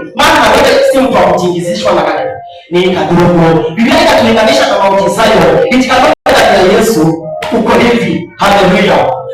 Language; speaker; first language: Swahili; non-native, local second language; Rundi